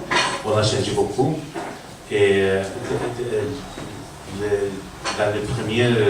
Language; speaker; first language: French; non-native, learner; Spanish